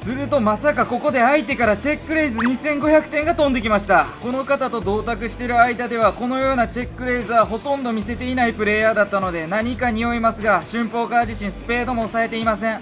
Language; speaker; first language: Japanese; native; Japanese